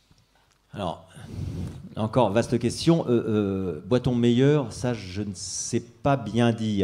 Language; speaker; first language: French; native; French